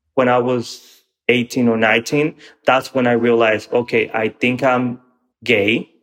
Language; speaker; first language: English; non-native, fluent; Spanish